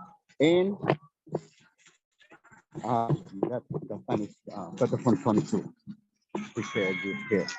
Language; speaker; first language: English; non-native, learner; Spanish